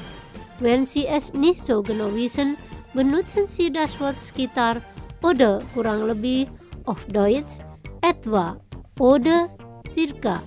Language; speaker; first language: German; non-native, fluent; Indonesian